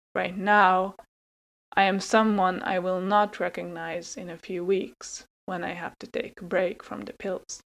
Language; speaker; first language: English; non-native, fluent; Hungarian